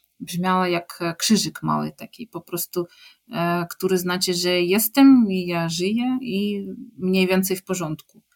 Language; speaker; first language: Polish; non-native, fluent; Ukrainian